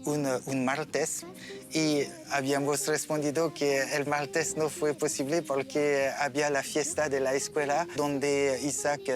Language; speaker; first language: Spanish; non-native, learner; French